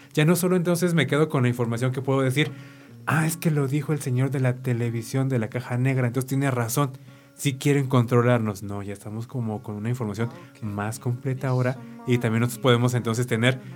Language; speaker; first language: Spanish; native; Spanish